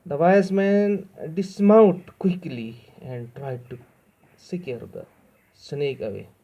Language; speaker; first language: English; non-native, local second language; Urdu